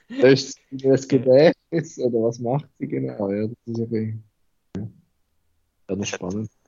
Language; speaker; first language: German; native; German